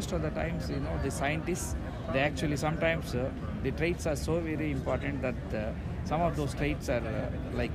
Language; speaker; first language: English; non-native, local second language; Telugu